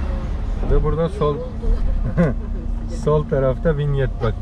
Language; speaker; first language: Turkish; early bilingual, heritage; Turkish